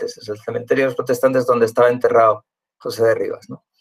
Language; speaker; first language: Spanish; native; Spanish